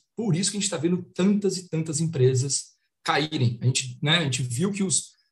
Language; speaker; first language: Portuguese; native; Portuguese